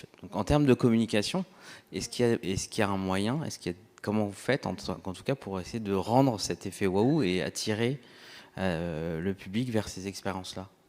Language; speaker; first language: French; native; French